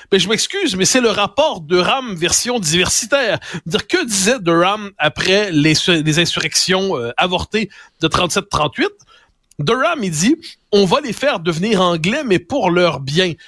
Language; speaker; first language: French; native; French